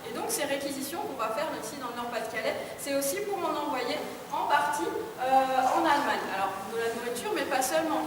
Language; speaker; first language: French; native; French